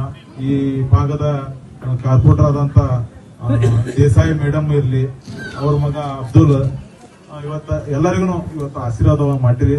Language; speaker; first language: Kannada; native; Kannada